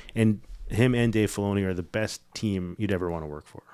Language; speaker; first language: English; native; English